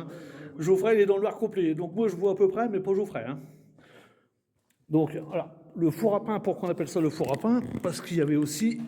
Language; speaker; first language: French; native; French